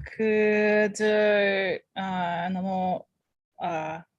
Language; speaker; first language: Korean; non-native, learner; English